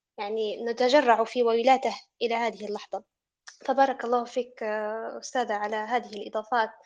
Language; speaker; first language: Arabic; native; Arabic